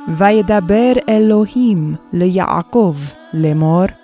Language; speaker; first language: Hebrew; non-native, fluent; English